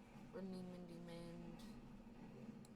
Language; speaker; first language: Welsh; non-native, learner; English